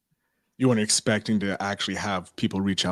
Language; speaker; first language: English; native; English